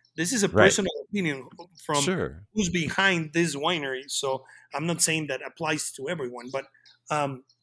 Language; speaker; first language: English; non-native, fluent; Spanish